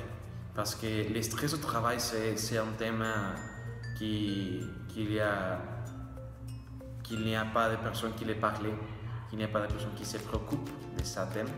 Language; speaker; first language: French; non-native, learner; Spanish